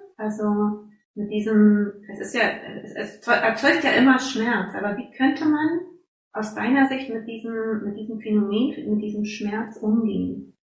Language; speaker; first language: German; native; German